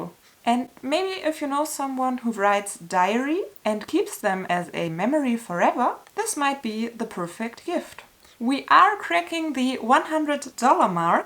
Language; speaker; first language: English; non-native, fluent; German